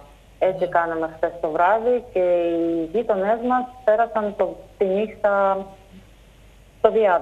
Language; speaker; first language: Greek; non-native, fluent; Russian